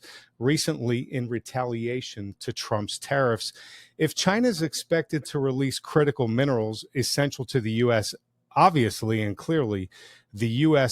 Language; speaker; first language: English; native; English